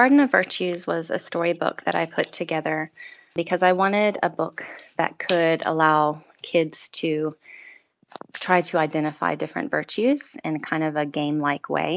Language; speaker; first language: English; native; English